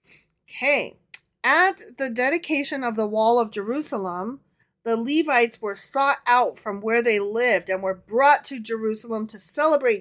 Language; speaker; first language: English; native; English